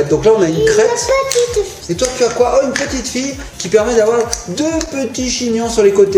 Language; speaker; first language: French; native; French